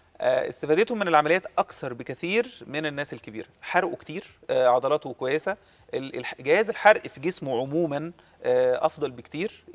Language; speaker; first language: Arabic; native; Arabic